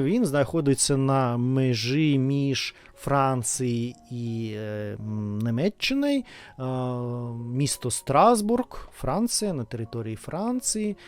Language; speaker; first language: Ukrainian; non-native, learner; Russian